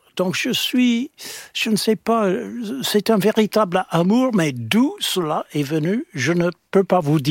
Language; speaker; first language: French; non-native, fluent; English